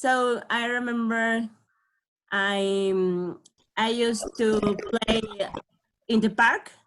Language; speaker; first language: English; non-native, learner; Spanish